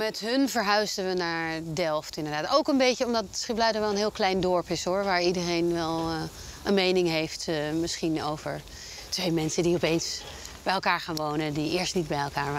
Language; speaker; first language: Dutch; native; Dutch